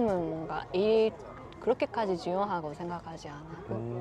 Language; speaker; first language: Korean; non-native, learner; Japanese